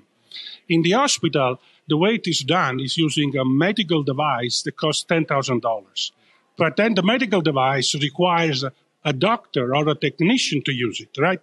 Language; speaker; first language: English; non-native, fluent; Italian